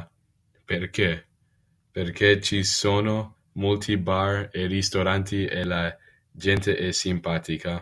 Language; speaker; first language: Italian; non-native, learner; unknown